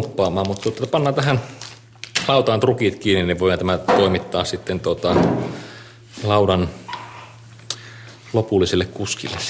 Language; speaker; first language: Finnish; native; Finnish